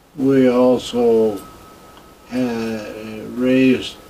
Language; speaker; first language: English; native; English